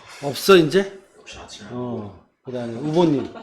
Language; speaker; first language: Korean; native; Korean